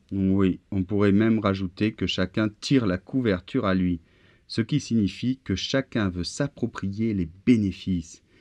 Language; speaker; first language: French; native; French